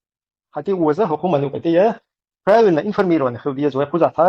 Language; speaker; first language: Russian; non-native, local second language; Chechen